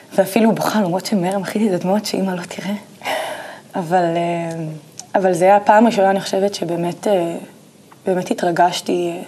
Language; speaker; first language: Hebrew; native; Hebrew